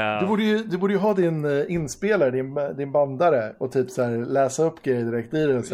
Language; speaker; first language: Swedish; native; Swedish